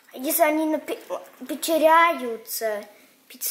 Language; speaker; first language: Russian; early bilingual, heritage; Russian